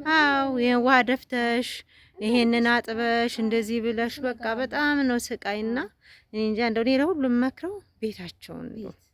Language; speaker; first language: Amharic; native; Amharic